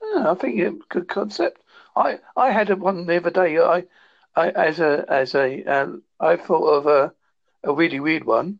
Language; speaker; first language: English; native; English